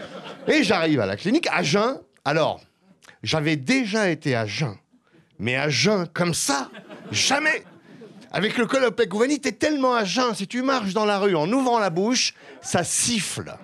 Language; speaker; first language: French; native; French